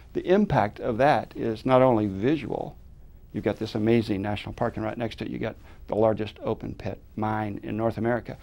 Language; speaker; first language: English; native; English